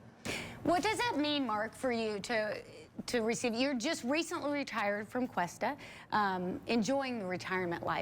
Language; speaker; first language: English; native; English